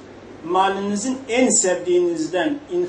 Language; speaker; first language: Turkish; native; Turkish